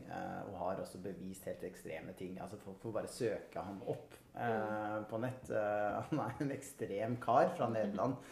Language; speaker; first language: Norwegian; native; Norwegian